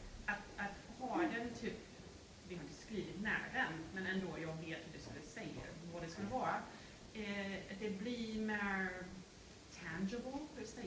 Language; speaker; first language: Swedish; non-native, fluent; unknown